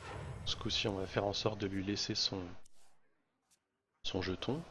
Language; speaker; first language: French; native; French